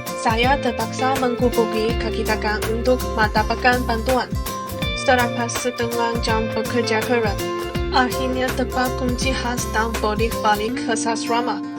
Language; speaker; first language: Malay; non-native, learner; Chinese